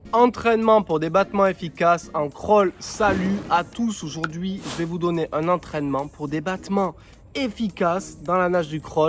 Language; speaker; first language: French; native; French